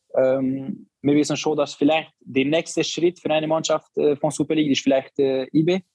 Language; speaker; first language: German; non-native, learner; Albanian